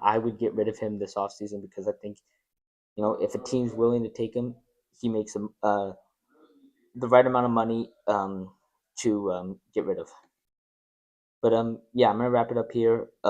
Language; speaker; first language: English; native; English